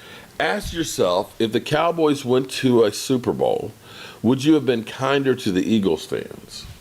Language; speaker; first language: English; native; English